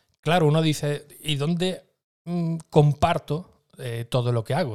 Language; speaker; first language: Spanish; native; Spanish